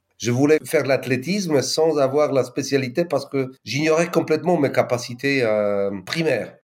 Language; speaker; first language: French; non-native, fluent; Polish